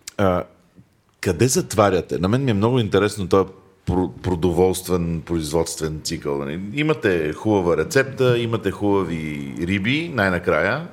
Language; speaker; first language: Bulgarian; native; Bulgarian